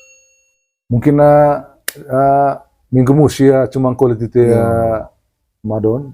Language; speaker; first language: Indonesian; non-native, local second language; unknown